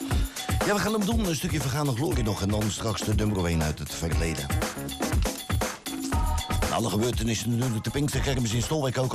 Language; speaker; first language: Dutch; native; Dutch